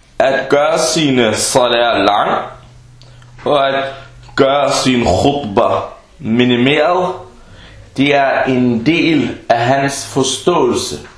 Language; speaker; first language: Danish; early bilingual, other home language; Arabic